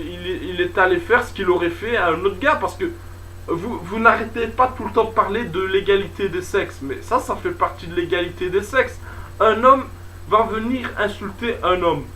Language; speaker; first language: French; native; French